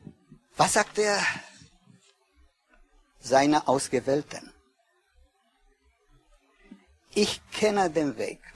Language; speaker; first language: German; non-native, learner; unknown